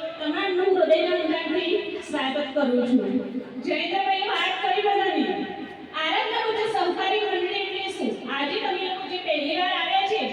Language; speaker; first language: Gujarati; native; Gujarati